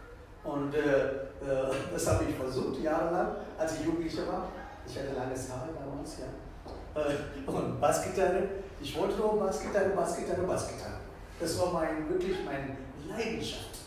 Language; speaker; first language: German; non-native, fluent; Tamil